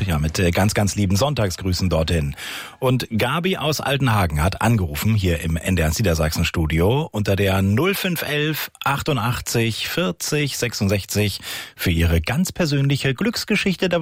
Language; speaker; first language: German; native; German